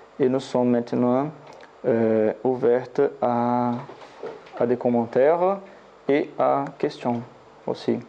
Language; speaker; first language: French; non-native, learner; Portuguese